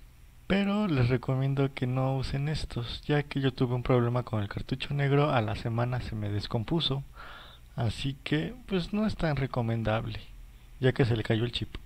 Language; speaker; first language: Spanish; native; Spanish